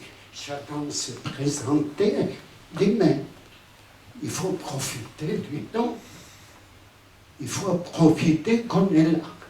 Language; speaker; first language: French; non-native, fluent; Spanish